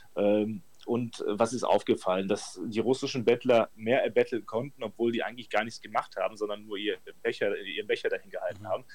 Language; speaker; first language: German; native; German